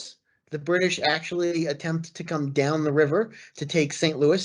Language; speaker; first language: English; native; English